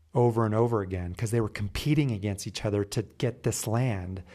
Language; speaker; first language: English; native; English